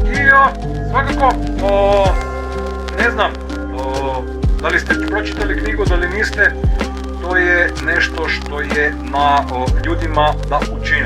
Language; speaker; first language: Croatian; native; Croatian